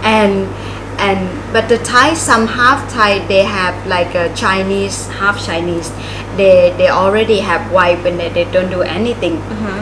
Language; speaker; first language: English; non-native, learner; Thai